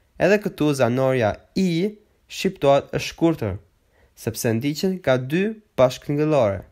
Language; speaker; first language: Albanian; native; Albanian